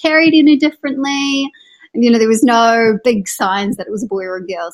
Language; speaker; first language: English; native; English